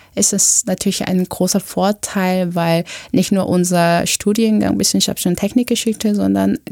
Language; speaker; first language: German; non-native, fluent; Korean